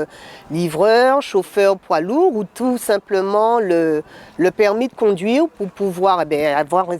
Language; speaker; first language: French; native; French